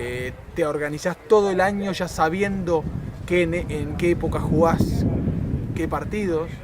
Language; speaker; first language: Spanish; native; Spanish